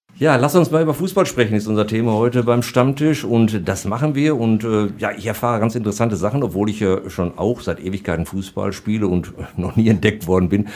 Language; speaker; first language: German; native; German